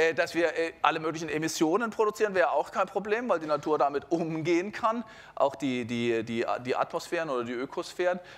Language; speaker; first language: German; native; German